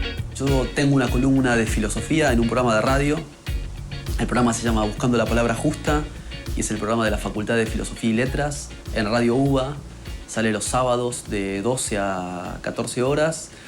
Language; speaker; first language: Spanish; native; Spanish